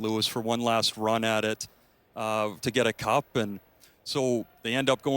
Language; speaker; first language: English; native; English